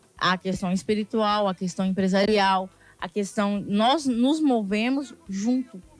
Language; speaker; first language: Portuguese; native; Portuguese